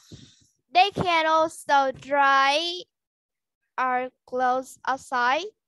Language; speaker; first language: English; non-native, learner; Vietnamese